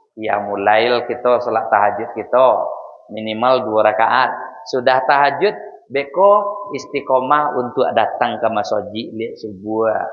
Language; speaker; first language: Malay; non-native, local second language; Minangkabau